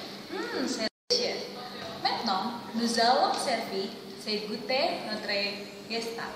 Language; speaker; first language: French; non-native, learner; Indonesian